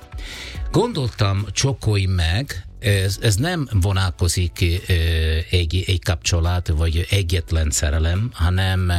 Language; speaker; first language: Hungarian; non-native, learner; Italian